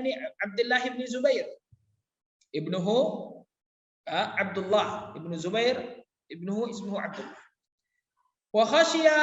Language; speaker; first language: Arabic; non-native, fluent; Indonesian